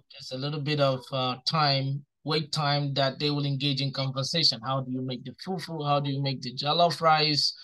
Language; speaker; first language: English; non-native, local second language; Igbo